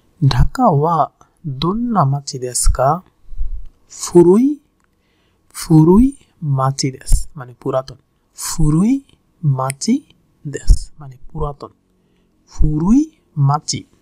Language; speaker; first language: Japanese; non-native, fluent; Bangla